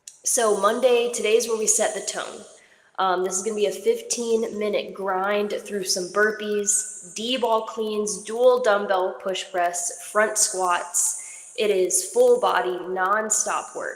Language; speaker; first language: English; native; English